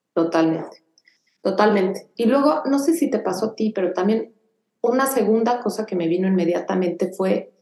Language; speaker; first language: Spanish; native; Spanish